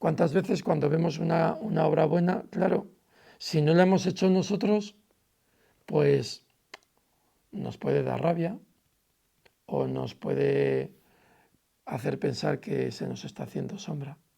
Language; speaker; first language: Spanish; native; Spanish